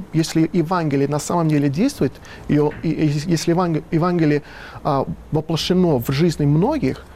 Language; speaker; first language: Russian; non-native, fluent; Italian